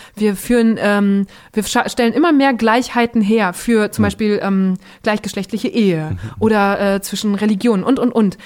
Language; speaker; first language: German; native; German